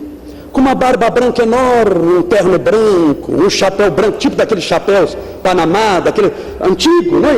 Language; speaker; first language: Portuguese; native; Portuguese